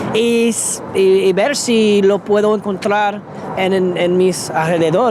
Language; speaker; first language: Spanish; non-native, fluent; English